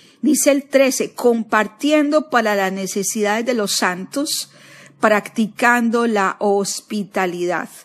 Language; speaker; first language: Spanish; native; Spanish